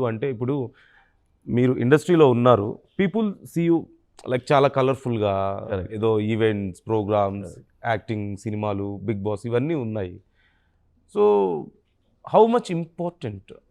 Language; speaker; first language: Telugu; native; Telugu